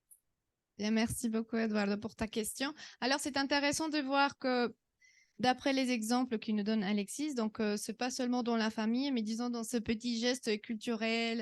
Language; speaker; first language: French; non-native, fluent; Spanish